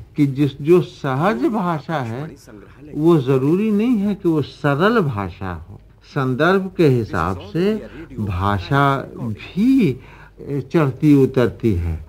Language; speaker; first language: Hindi; native; Hindi